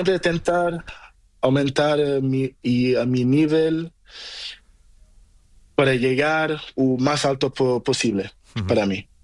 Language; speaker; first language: Spanish; non-native, learner; Portuguese